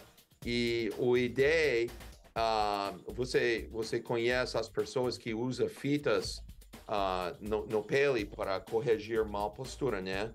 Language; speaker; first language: Portuguese; non-native, learner; English